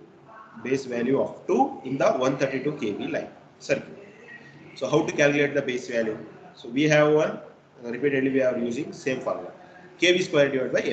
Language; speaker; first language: English; non-native, local second language; Kannada